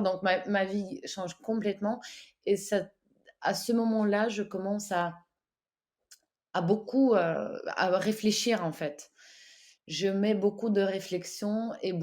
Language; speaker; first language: French; non-native, fluent; Ukrainian